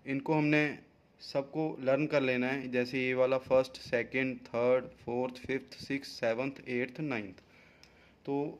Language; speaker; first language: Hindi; non-native, local second language; Punjabi